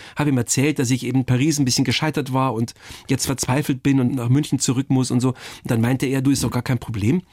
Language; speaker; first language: German; native; German